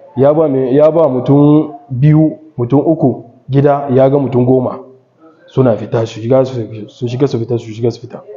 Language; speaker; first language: Hausa; early bilingual, heritage; Hausa